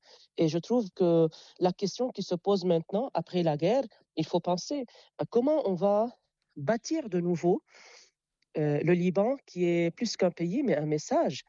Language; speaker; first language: French; non-native, local second language; Arabic